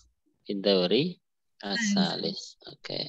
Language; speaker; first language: Indonesian; native; Indonesian